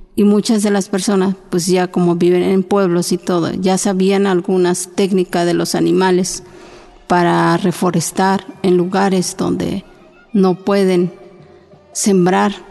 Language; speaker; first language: Spanish; non-native, local second language; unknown